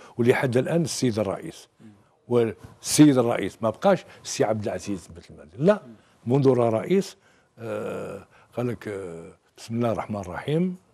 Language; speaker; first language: Arabic; native; Arabic